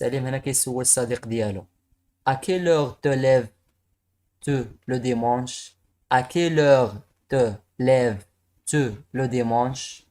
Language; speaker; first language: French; non-native, local second language; Arabic